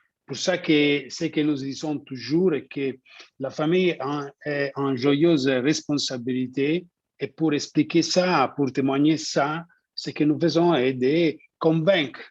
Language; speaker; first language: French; non-native, fluent; Italian